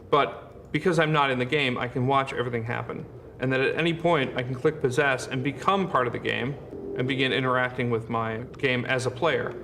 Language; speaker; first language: English; native; English